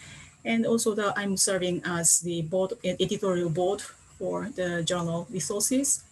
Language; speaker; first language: English; non-native, fluent; Japanese